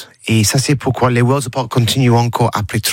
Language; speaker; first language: French; non-native, learner; English